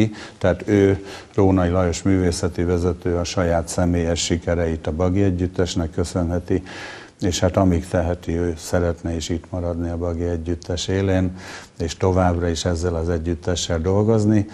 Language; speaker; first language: Hungarian; native; Hungarian